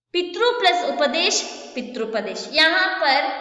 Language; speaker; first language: Hindi; non-native, local second language; Kannada